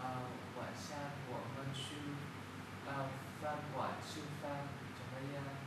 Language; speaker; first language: Chinese; non-native, learner; Vietnamese